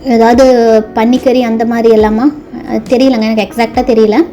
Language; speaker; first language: Tamil; non-native, local second language; Malayalam